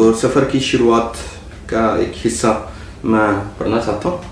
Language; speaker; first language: Urdu; non-native, fluent; French